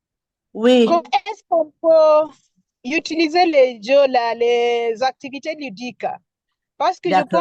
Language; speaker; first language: French; non-native, fluent; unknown